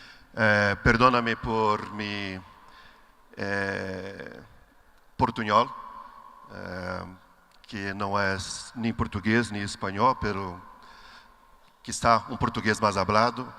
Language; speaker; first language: Spanish; non-native, learner; Portuguese